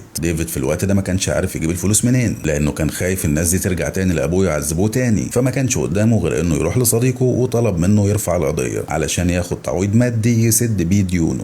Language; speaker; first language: Arabic; native; Arabic